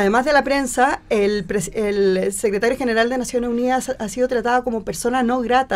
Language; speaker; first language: Spanish; native; Spanish